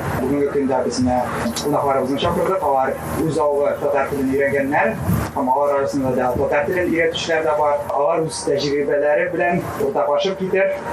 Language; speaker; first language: Tatar; non-native, local second language; Russian